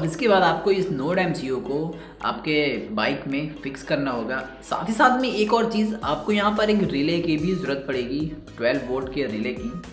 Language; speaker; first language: Hindi; native; Hindi